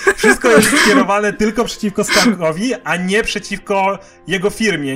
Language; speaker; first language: Polish; native; Polish